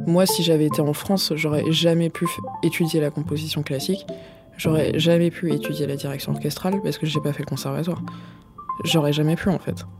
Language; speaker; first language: French; native; French